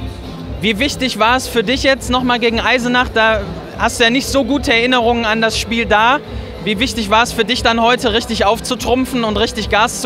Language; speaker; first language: German; native; German